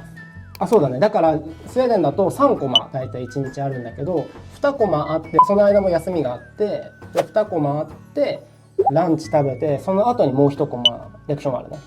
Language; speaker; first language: Japanese; native; Japanese